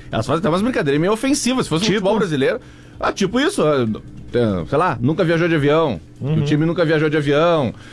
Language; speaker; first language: Portuguese; native; Portuguese